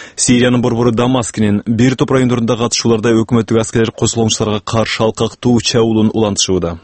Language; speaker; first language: Kyrgyz; native; Kyrgyz